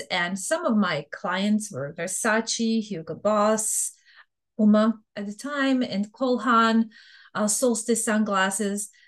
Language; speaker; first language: English; non-native, fluent; Bosnian